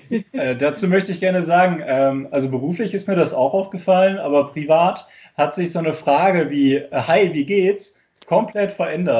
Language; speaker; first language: German; native; German